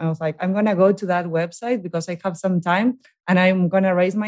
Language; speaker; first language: English; non-native, fluent; Spanish